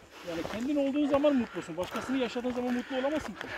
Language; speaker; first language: Turkish; non-native, local second language; Kurdish